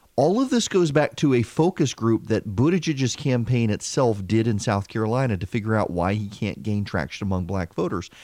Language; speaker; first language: English; native; English